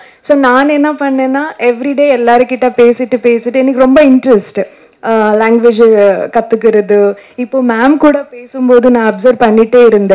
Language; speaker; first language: Tamil; non-native, learner; Kannada